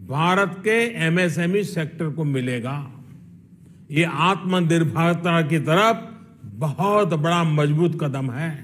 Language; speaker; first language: Hindi; non-native, local second language; Gujarati